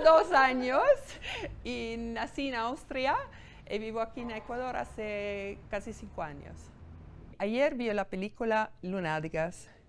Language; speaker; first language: Spanish; non-native, fluent; German